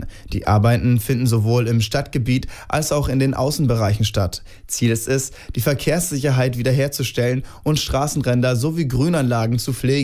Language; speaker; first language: German; native; German